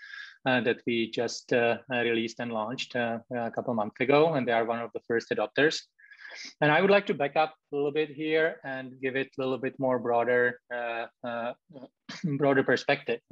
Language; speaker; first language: English; non-native, fluent; Czech